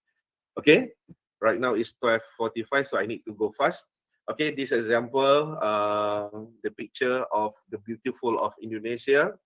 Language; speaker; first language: English; non-native, fluent; Malay